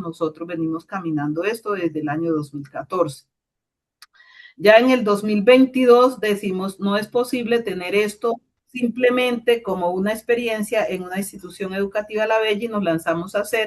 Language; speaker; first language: Spanish; native; Spanish